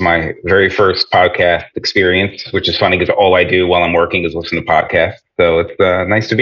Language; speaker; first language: English; native; English